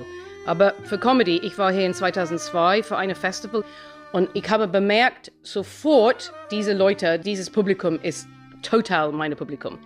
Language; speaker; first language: German; non-native, fluent; English